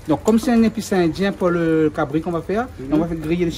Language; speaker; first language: French; non-native, local second language; Réunion Creole French